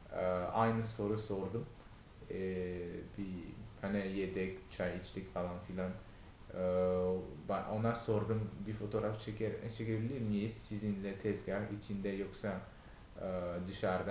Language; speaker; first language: Turkish; non-native, fluent; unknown